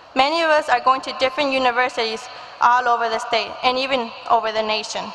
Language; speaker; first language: English; early bilingual, other home language; Spanish